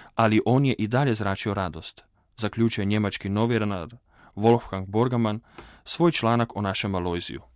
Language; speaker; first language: Croatian; native; Croatian